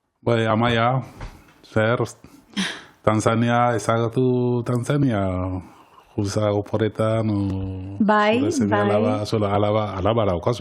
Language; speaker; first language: Basque; non-native, learner; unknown